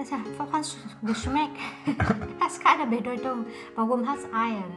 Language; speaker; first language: German; non-native, learner; Vietnamese